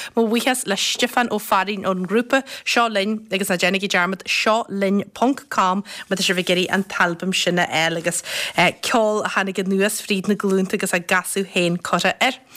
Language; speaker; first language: Irish; native; Irish